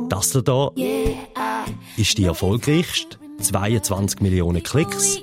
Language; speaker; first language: German; native; German